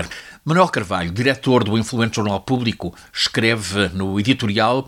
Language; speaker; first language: Portuguese; native; Portuguese